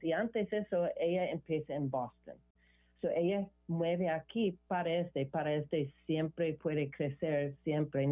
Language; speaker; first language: Spanish; non-native, learner; English